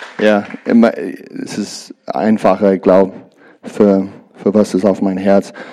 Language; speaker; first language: German; non-native, learner; English